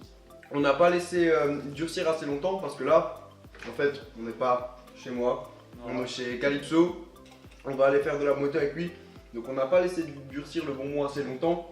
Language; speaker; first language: French; native; French